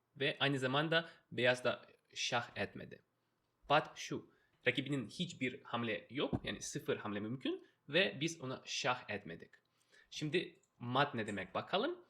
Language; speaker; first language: Turkish; non-native, fluent; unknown